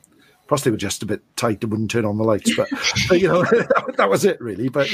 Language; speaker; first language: English; native; English